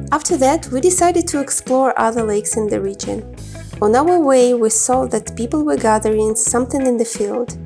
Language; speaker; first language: English; non-native, fluent; Kazakh